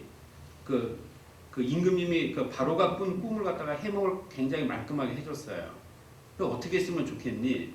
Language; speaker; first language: Korean; native; Korean